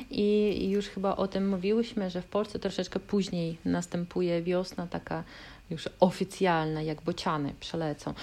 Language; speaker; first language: Polish; non-native, fluent; Russian